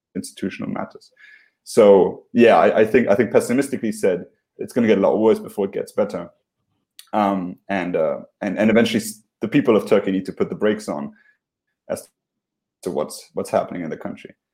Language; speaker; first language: English; non-native, fluent; Luxembourgish